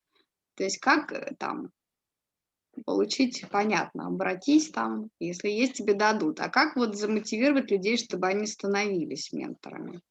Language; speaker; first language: Russian; native; Russian